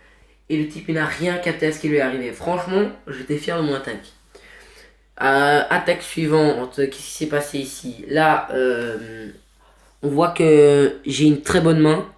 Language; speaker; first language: French; native; French